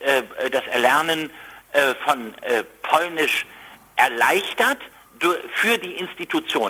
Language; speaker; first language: German; native; German